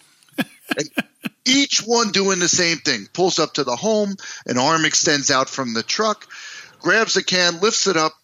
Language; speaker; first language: English; native; English